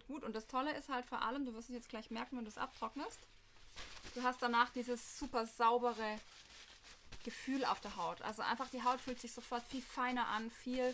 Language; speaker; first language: German; native; German